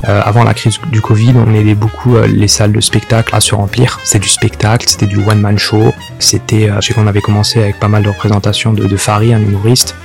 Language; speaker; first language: French; native; French